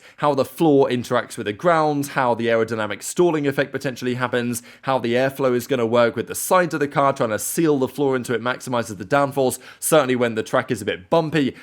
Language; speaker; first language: English; native; English